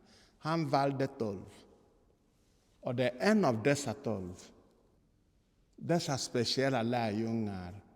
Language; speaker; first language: Swedish; non-native, fluent; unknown